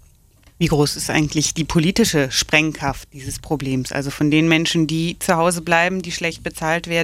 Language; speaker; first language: German; native; German